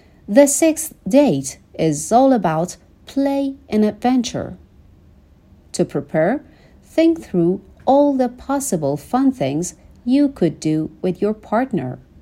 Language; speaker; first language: English; non-native, fluent; Persian